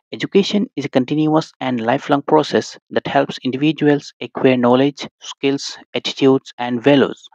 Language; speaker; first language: English; non-native, local second language; Assamese